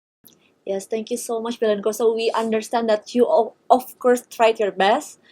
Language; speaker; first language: English; non-native, fluent; Indonesian